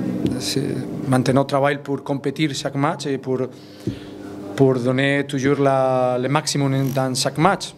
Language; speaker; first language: French; non-native, fluent; Spanish